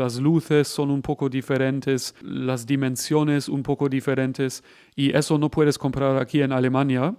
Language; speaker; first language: Spanish; non-native, fluent; German